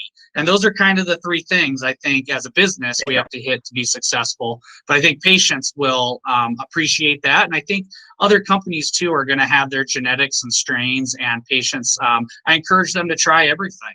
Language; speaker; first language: English; native; English